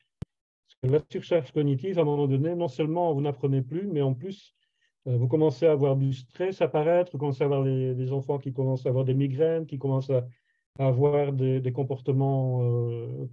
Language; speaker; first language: French; native; French